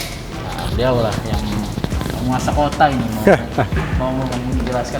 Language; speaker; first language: Indonesian; native; Indonesian